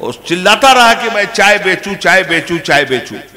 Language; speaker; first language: Urdu; native; Urdu